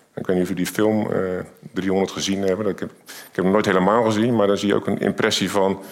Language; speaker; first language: Dutch; native; Dutch